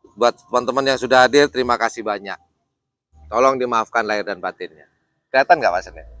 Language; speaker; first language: Indonesian; native; Indonesian